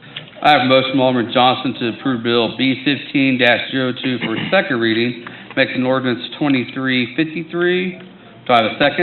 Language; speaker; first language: English; native; English